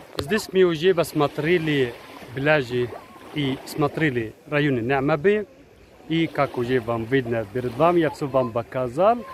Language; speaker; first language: Russian; non-native, fluent; Arabic